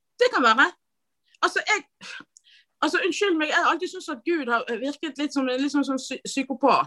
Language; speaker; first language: Norwegian; native; Norwegian